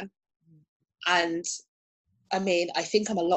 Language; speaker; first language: English; native; English